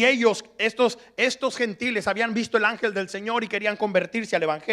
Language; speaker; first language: Spanish; early bilingual, heritage; Spanish